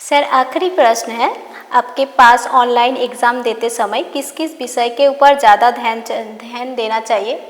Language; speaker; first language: Hindi; non-native, local second language; Bangla